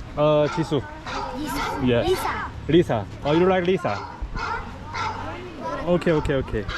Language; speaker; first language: English; non-native, learner; Korean